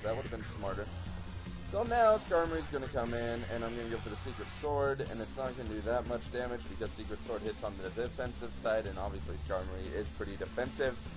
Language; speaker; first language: English; native; English